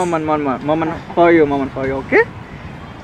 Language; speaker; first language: English; non-native, learner; Indonesian